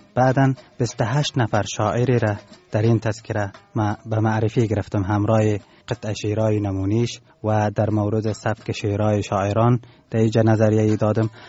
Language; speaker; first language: Persian; non-native, local second language; Turkmen